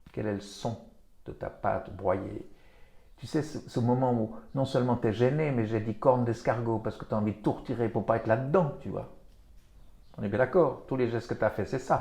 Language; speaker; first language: French; native; French